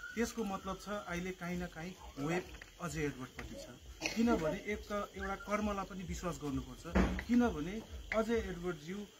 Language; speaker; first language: Nepali; native; Nepali